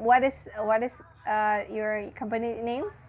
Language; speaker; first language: English; non-native, fluent; Indonesian